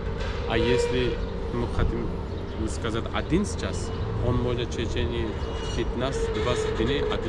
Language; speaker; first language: Russian; non-native, learner; Turkish